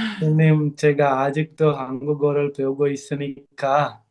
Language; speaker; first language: Korean; non-native, learner; Sinhala